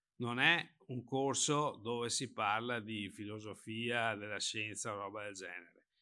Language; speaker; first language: Italian; native; Italian